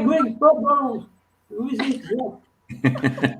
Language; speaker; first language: English; non-native, learner; French